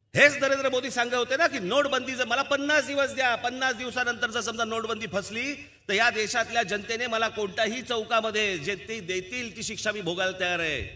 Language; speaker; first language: Marathi; native; Marathi